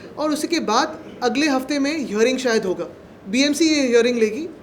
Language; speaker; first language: Hindi; non-native, local second language; Marathi